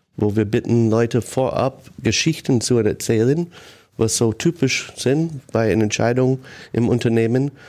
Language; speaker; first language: German; non-native, fluent; English